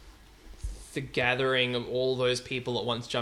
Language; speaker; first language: English; native; English